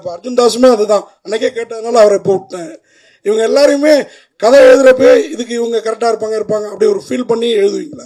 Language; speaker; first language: Tamil; native; Tamil